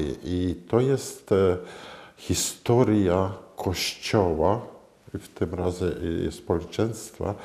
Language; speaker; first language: Polish; non-native, fluent; Latvian